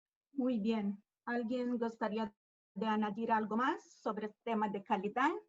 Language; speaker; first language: Spanish; non-native, fluent; Portuguese